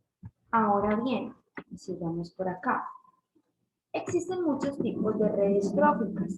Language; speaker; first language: Spanish; native; Spanish